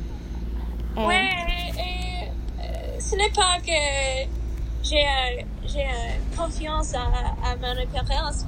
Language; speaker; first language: French; non-native, learner; English